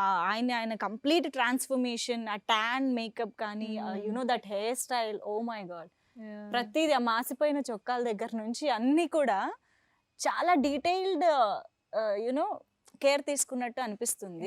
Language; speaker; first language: Telugu; native; Telugu